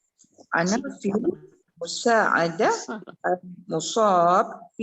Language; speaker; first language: Arabic; non-native, learner; Malay